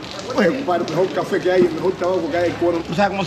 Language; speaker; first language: Spanish; native; Spanish